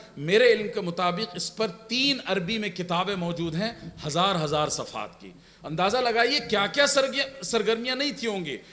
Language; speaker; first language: Urdu; native; Urdu